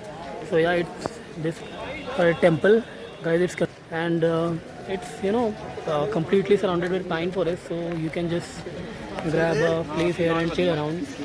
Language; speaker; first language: English; non-native, local second language; Hindi